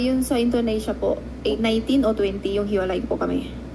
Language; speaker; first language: Filipino; non-native, learner; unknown